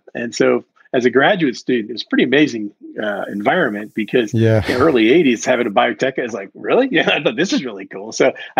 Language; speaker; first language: English; native; English